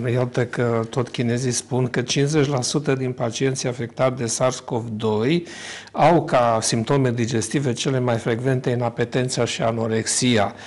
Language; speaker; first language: Romanian; native; Romanian